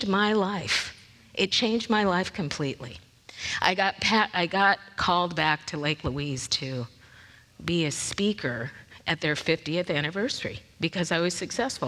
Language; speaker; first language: English; native; English